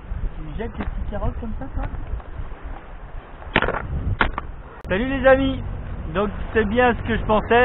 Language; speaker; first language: French; native; French